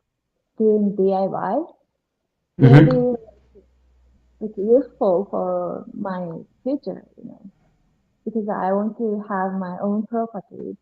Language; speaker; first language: English; non-native, learner; Japanese